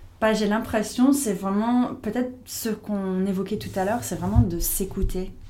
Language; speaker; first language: French; non-native, fluent; English